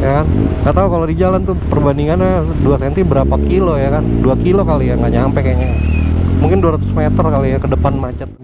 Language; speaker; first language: Indonesian; native; Indonesian